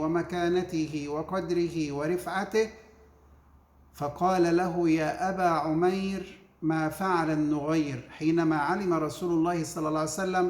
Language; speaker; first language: Arabic; native; Arabic